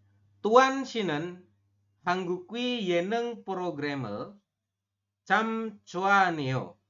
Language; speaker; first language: Korean; non-native, fluent; Indonesian